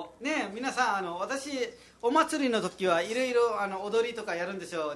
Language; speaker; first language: Japanese; non-native, fluent; Nepali